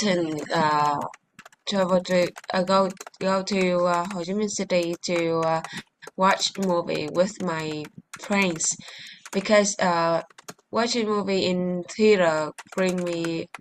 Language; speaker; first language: English; non-native, learner; Vietnamese